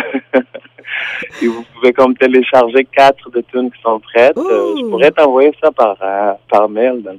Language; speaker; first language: French; non-native, fluent; Tsonga